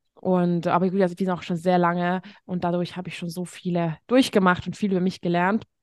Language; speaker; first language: German; non-native, fluent; Hungarian